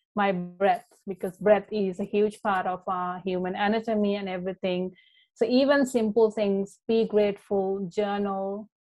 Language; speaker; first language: English; non-native, local second language; Sinhala